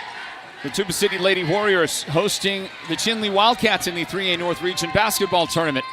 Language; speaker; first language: English; native; English